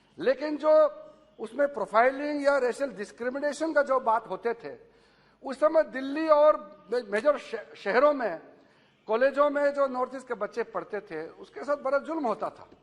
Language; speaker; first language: Hindi; non-native, local second language; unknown